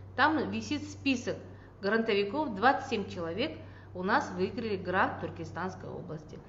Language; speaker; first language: Russian; non-native, local second language; Kazakh